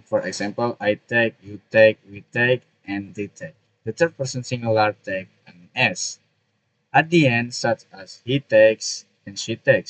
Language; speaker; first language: English; non-native, learner; Indonesian